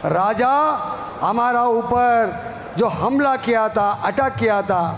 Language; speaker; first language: Hindi; non-native, local second language; Telugu